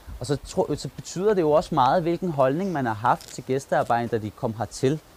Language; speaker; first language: Danish; early bilingual, other home language; Turkish